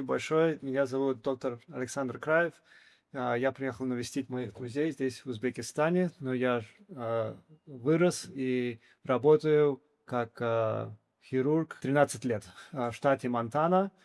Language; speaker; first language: Russian; early bilingual, heritage; English